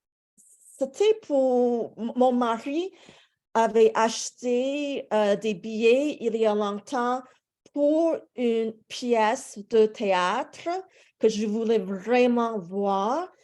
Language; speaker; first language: French; non-native, fluent; English